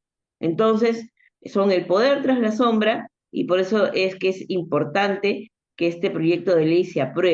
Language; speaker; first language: Spanish; native; Spanish